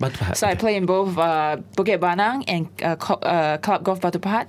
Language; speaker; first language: English; non-native, local second language; Chinese